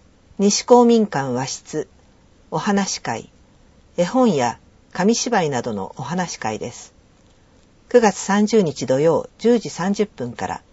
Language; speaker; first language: Japanese; native; Japanese